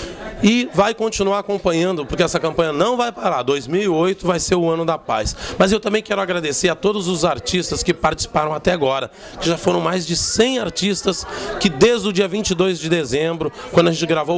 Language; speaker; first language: Portuguese; native; Portuguese